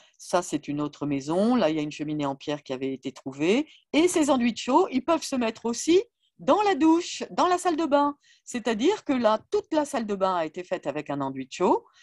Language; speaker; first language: French; native; French